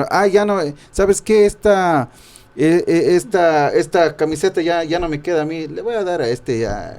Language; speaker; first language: Spanish; native; Spanish